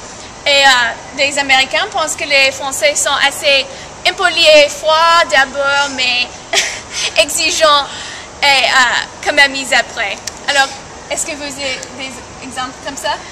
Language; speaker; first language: French; non-native, learner; English